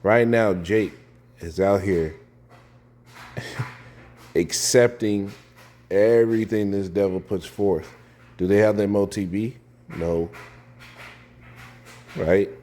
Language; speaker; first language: English; native; English